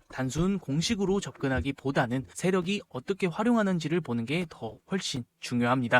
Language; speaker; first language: Korean; native; Korean